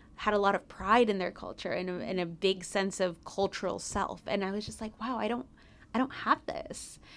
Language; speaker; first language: English; early bilingual, other home language; Spanish